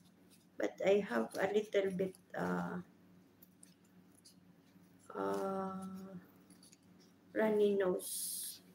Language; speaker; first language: English; non-native, learner; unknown